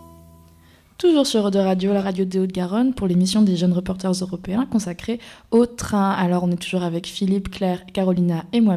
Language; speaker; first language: French; native; French